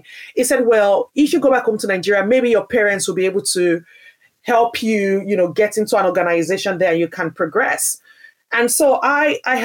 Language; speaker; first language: English; non-native, local second language; Yoruba